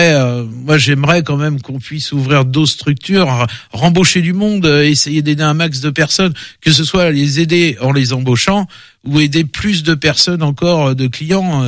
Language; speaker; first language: French; native; French